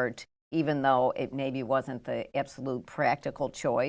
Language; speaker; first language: English; native; English